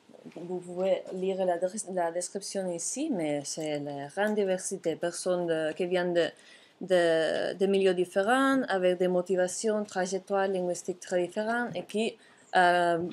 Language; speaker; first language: French; non-native, fluent; Catalan